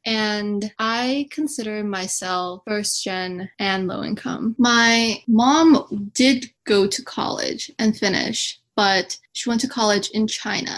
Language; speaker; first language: English; early bilingual, other home language; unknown